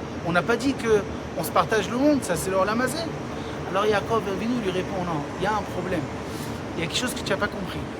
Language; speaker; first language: French; native; French